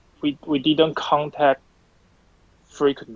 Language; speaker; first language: English; non-native, learner; Chinese